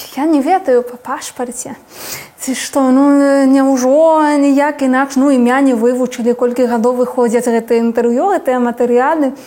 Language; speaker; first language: Belarusian; non-native, fluent; Spanish